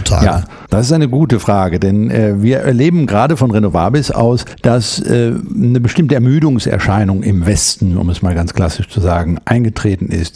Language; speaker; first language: German; native; German